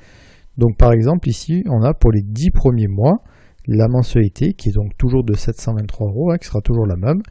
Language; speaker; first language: French; native; French